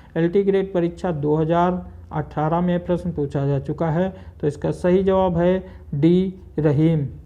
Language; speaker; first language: Hindi; native; Hindi